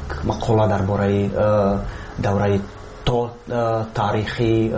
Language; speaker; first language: Persian; non-native, fluent; Slovak